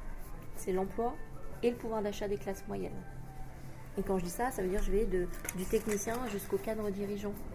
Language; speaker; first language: French; native; French